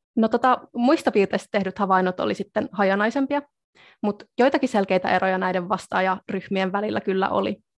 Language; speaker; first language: Finnish; native; Finnish